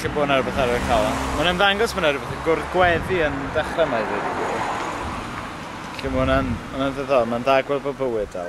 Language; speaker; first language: Welsh; native; Welsh